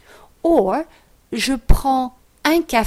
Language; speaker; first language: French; non-native, fluent; English